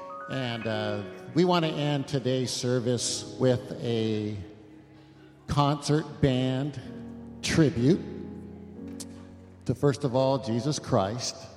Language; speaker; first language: English; early bilingual, other home language; Spanish